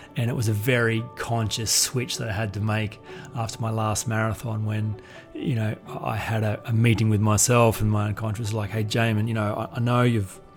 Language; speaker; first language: English; native; English